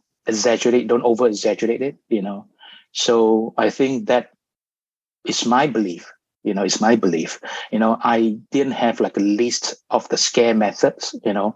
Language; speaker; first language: English; non-native, local second language; Cantonese